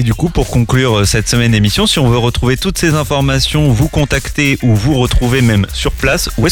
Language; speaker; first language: French; native; French